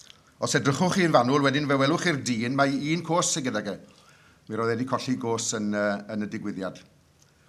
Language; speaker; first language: Welsh; native; Welsh